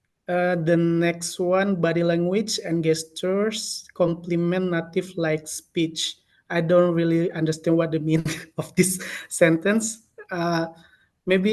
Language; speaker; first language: English; non-native, learner; Indonesian